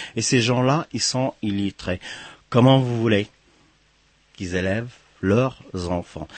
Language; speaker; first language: French; non-native, local second language; Arabic